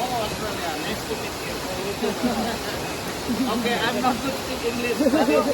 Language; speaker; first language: English; non-native, learner; Balinese